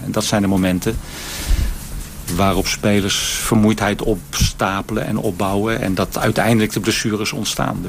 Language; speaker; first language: Dutch; native; Dutch